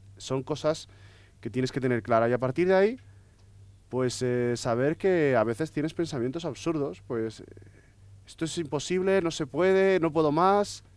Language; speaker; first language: Spanish; native; Spanish